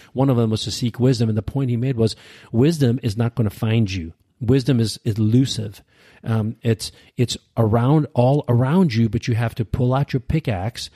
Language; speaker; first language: English; early bilingual, other home language; Urdu